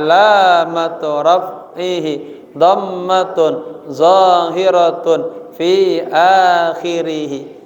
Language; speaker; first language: Arabic; non-native, fluent; Indonesian